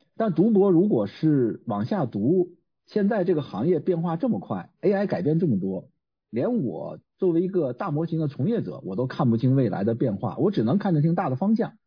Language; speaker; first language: Chinese; native; Chinese